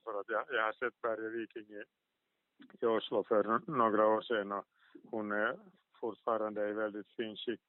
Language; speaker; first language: Swedish; non-native, local second language; Finnish